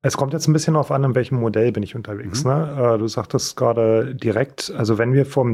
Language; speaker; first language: German; native; German